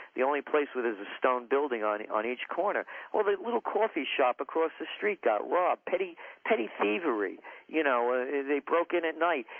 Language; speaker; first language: English; native; English